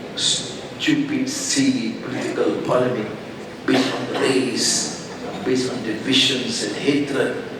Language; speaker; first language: English; non-native, local second language; Malay